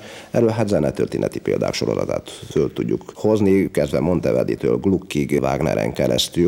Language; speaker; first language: Hungarian; native; Hungarian